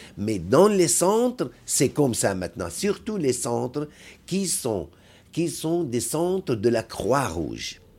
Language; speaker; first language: French; non-native, fluent; Arabic